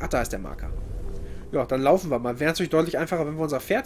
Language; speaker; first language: German; native; German